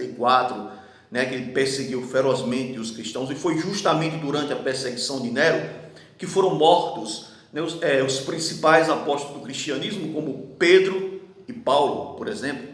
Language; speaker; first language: Portuguese; native; Portuguese